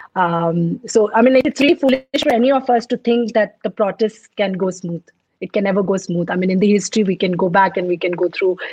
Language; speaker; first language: English; non-native, local second language; Punjabi